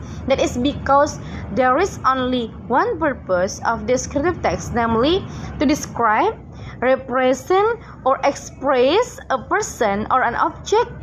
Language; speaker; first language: English; non-native, fluent; Indonesian